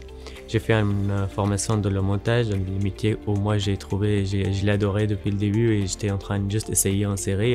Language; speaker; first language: French; non-native, learner; Arabic